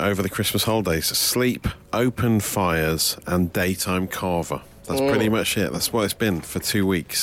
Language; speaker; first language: English; native; English